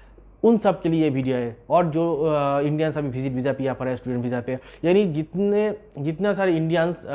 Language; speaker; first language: Hindi; non-native, local second language; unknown